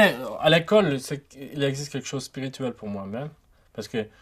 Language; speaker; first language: French; non-native, fluent; Uzbek